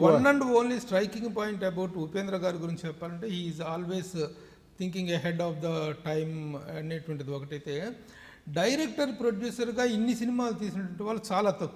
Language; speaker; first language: Telugu; native; Telugu